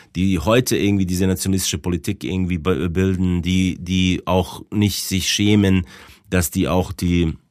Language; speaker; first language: German; non-native, fluent; Bosnian